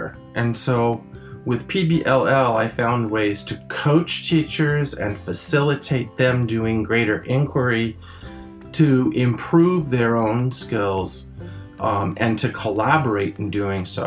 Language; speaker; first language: English; early bilingual, other home language; French